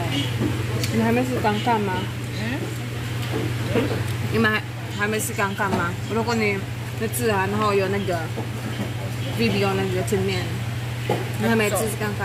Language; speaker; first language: Chinese; non-native, learner; Filipino